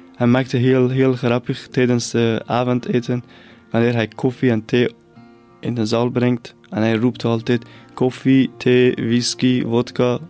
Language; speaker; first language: Dutch; non-native, fluent; Persian